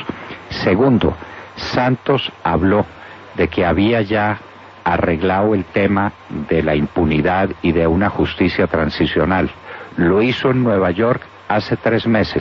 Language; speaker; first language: Spanish; native; Spanish